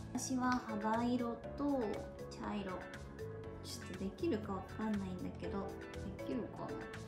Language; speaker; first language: Japanese; native; Japanese